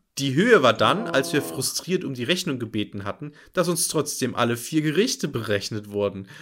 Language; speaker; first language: German; native; German